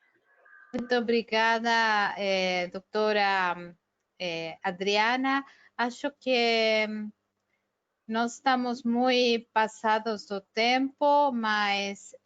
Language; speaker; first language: Portuguese; non-native, fluent; Spanish